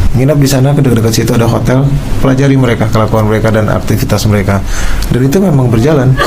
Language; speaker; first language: Indonesian; native; Indonesian